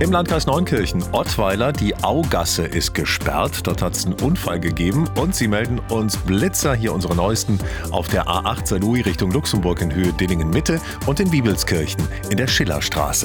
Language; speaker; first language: German; native; German